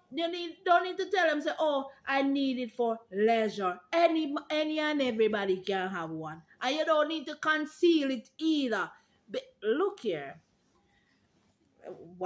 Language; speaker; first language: English; non-native, local second language; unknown